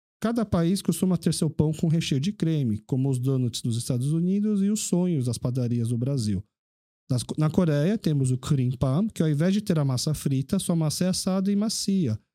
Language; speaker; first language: Portuguese; early bilingual, other home language; Korean